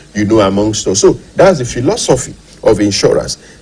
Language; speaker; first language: English; non-native, local second language; Yoruba